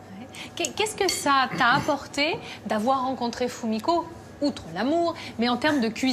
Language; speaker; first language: French; native; French